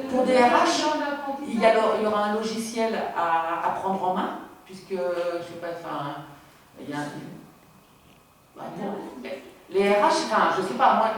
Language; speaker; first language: French; native; French